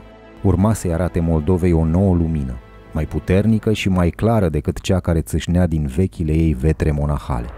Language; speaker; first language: Romanian; native; Romanian